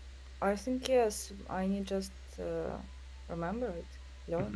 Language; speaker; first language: English; non-native, learner; Russian